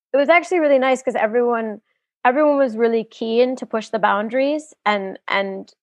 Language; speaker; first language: English; native; English